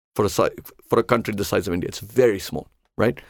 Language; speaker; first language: English; non-native, local second language; Tamil